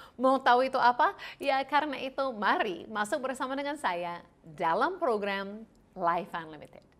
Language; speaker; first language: Indonesian; non-native, fluent; English